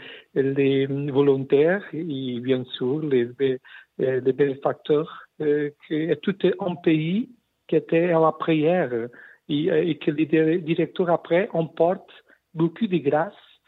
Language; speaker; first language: French; non-native, learner; Portuguese